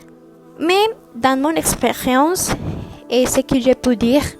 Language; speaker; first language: French; non-native, learner; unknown